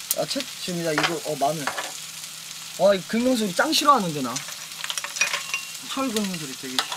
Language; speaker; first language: Korean; native; Korean